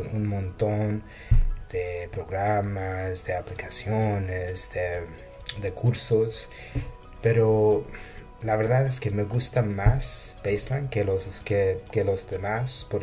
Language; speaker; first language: Spanish; non-native, fluent; English